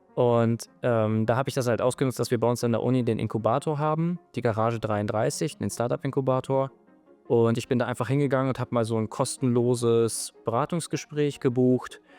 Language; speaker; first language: German; native; German